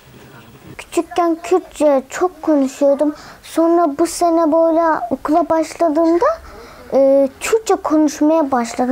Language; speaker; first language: Turkish; non-native, local second language; Kurdish